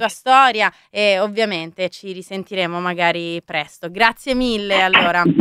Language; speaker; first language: Italian; native; Italian